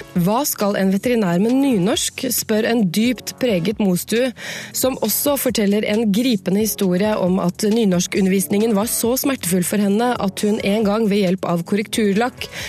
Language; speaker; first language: Norwegian; native; Norwegian